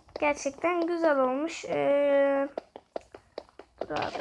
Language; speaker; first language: Turkish; native; Turkish